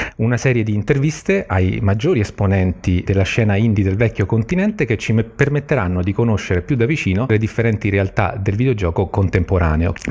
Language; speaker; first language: Italian; native; Italian